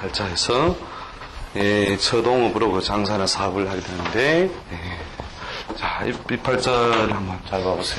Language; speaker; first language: Korean; native; Korean